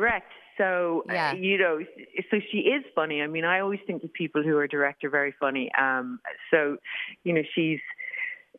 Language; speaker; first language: English; native; English